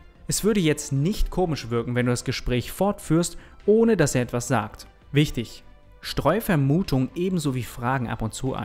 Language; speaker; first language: German; native; German